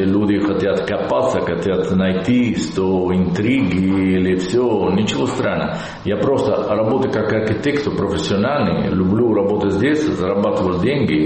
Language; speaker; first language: Russian; non-native, learner; Italian